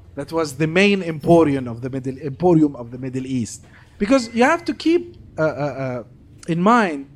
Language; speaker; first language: English; non-native, fluent; Arabic